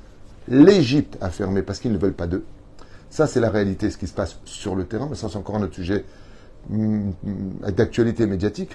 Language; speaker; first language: French; native; French